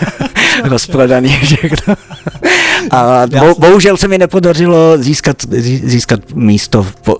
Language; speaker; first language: Czech; native; Czech